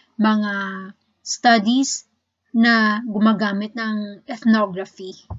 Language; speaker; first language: Filipino; native; Filipino